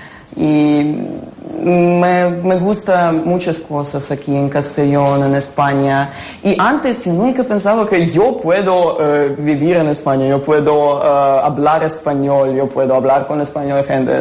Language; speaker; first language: Spanish; non-native, learner; Ukrainian